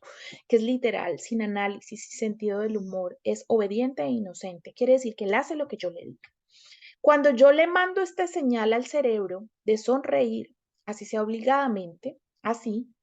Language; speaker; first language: Spanish; native; Spanish